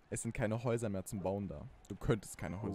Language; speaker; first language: German; native; German